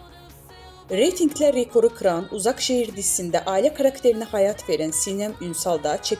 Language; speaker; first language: Turkish; native; Turkish